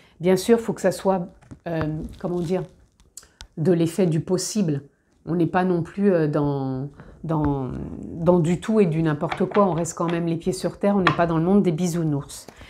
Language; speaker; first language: French; native; French